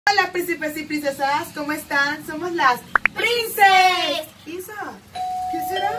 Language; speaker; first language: Spanish; native; Spanish